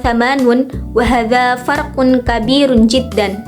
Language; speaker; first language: Arabic; non-native, learner; Indonesian